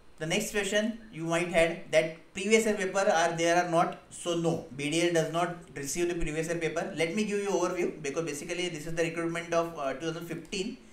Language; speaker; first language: English; non-native, local second language; Hindi